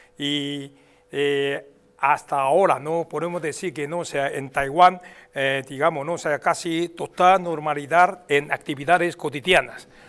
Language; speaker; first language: Spanish; non-native, fluent; Chinese